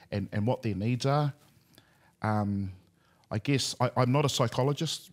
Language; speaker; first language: English; native; English